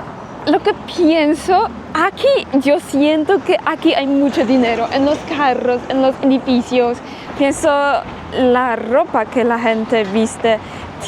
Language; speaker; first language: Spanish; non-native, fluent; Polish